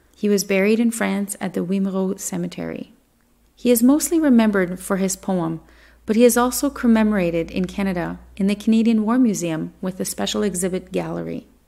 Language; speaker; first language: English; native; English